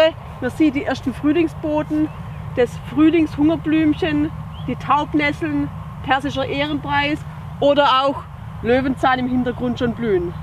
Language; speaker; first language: German; native; German